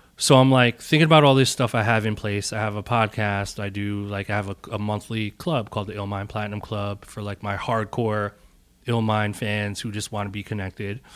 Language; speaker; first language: English; native; English